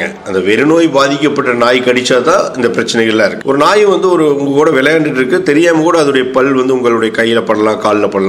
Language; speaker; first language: Tamil; native; Tamil